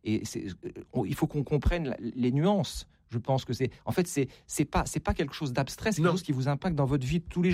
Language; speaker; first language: French; native; French